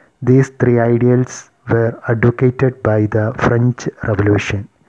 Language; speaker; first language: English; non-native, local second language; Malayalam